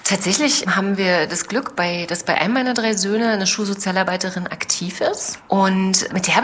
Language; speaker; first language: German; native; German